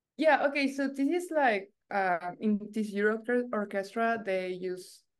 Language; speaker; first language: English; non-native, learner; Spanish